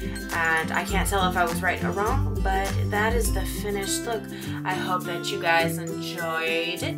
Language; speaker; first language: English; native; English